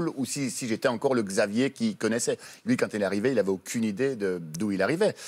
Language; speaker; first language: French; native; French